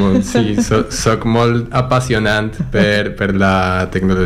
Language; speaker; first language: Catalan; non-native, learner; Spanish